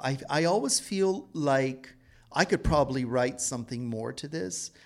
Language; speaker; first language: English; native; English